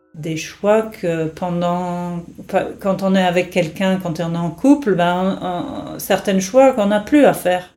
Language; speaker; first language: French; non-native, fluent; English